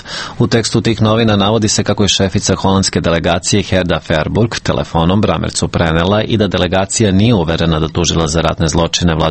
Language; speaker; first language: Serbian; native; Serbian